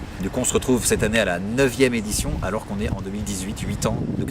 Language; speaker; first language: French; native; French